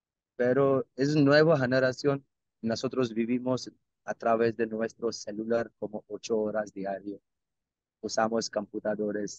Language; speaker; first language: Spanish; non-native, learner; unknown